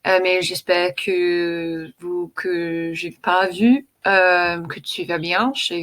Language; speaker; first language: French; non-native, fluent; English